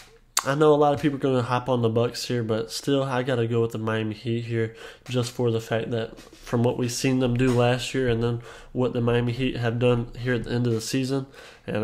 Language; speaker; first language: English; native; English